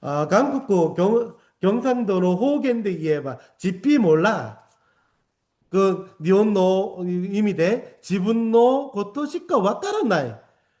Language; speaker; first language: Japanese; non-native, fluent; Korean